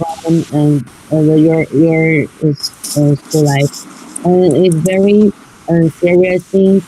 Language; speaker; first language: English; non-native, learner; Chinese